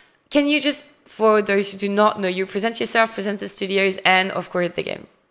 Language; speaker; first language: English; non-native, fluent; French